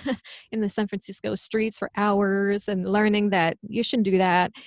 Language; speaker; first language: English; non-native, fluent; French